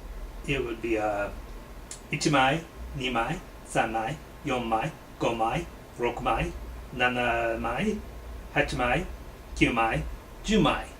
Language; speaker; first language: Japanese; non-native, learner; English